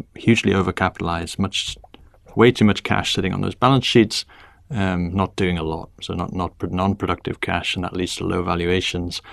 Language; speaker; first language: English; native; English